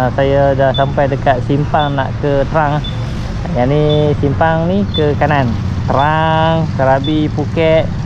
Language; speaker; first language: Malay; native; Malay